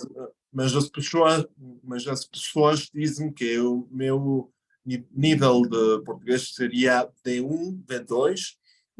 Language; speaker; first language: Portuguese; non-native, fluent; Spanish